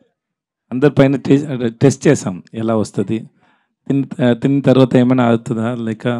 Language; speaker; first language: Telugu; non-native, local second language; Tamil